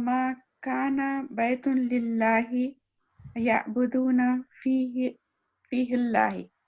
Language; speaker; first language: Arabic; non-native, learner; Urdu